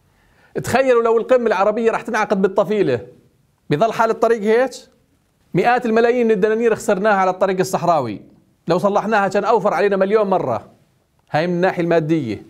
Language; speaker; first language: Arabic; native; Arabic